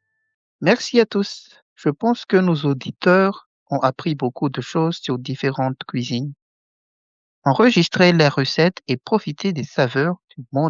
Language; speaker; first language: French; non-native, local second language; Malagasy